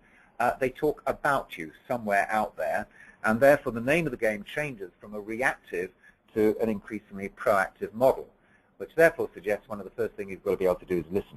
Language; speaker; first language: English; native; English